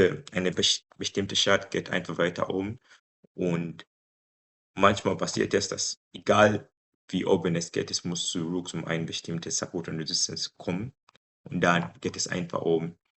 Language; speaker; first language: German; non-native, fluent; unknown